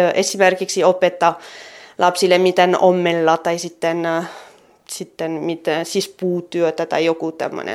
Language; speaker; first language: Finnish; non-native, fluent; French